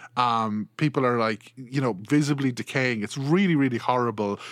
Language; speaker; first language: English; native; English